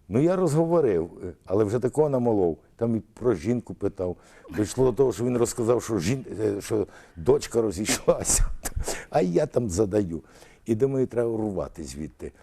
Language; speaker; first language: Ukrainian; early bilingual, other home language; Russian